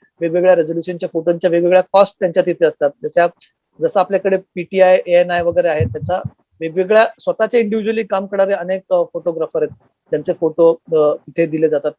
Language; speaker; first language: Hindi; non-native, local second language; Marathi